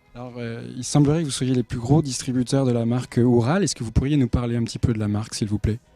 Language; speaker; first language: French; native; French